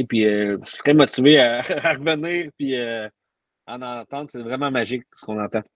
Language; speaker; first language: French; native; French